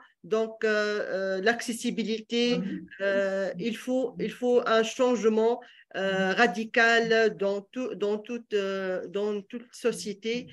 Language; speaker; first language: French; non-native, local second language; Arabic